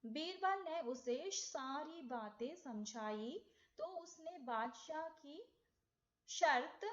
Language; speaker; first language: Hindi; non-native, local second language; Tamil